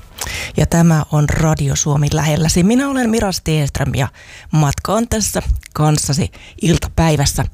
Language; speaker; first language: Finnish; native; Finnish